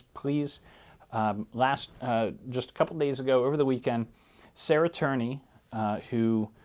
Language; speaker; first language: English; native; English